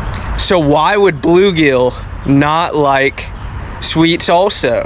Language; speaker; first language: English; native; English